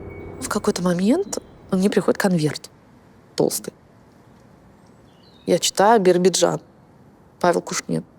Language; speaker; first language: Russian; native; Russian